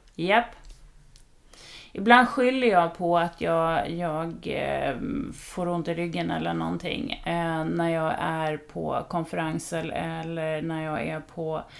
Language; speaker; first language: Swedish; native; Swedish